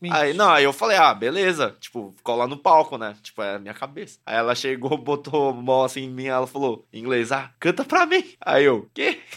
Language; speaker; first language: Portuguese; early bilingual, other home language; Korean